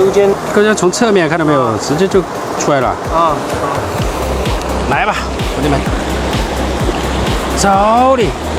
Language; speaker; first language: Chinese; native; Chinese